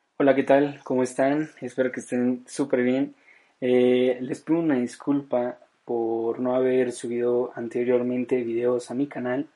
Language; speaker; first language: Spanish; native; Spanish